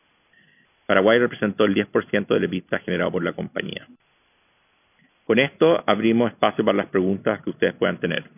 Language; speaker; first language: Spanish; native; Spanish